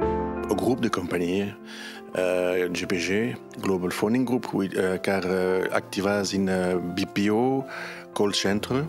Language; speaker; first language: Romanian; non-native, learner; French